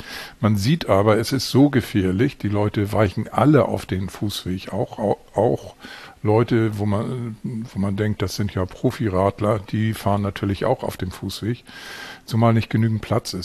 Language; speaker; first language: German; native; German